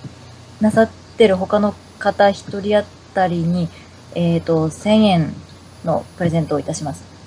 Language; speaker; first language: Japanese; native; Japanese